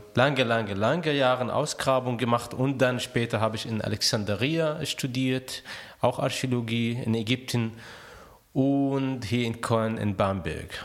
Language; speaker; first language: German; non-native, fluent; Arabic